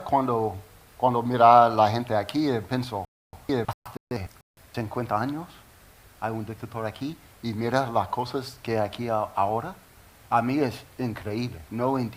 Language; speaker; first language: Spanish; non-native, learner; English